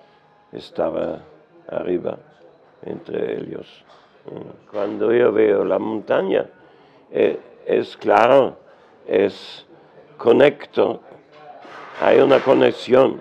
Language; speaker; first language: Spanish; non-native, learner; German